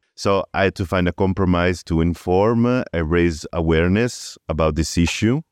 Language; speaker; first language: English; early bilingual, other home language; Italian